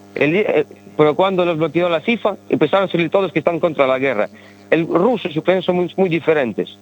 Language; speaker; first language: Spanish; early bilingual, other home language; Ukrainian